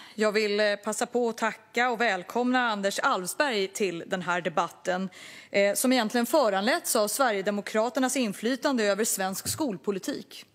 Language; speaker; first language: Swedish; non-native, local second language; Kurdish